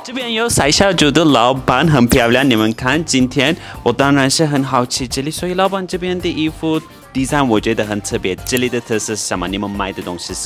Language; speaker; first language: Chinese; non-native, fluent; Turkish